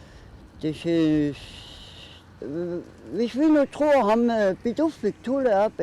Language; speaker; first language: Danish; non-native, local second language; Kalaallisut